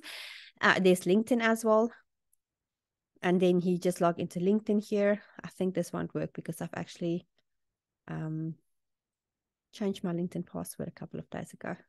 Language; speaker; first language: English; native; English